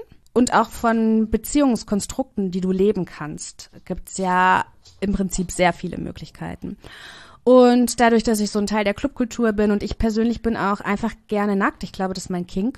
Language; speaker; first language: German; native; German